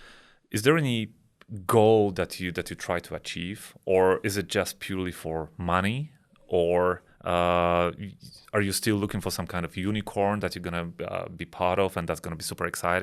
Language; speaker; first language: English; non-native, fluent; Polish